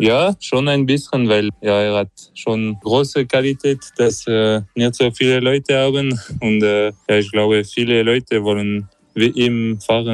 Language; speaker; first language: German; non-native, local second language; French